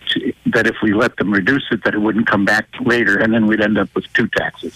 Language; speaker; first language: English; native; English